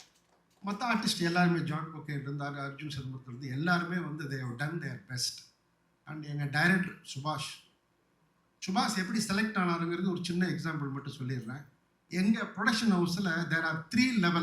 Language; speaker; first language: Tamil; native; Tamil